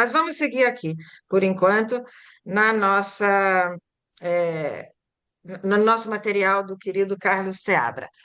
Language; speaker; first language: Portuguese; early bilingual, other home language; Italian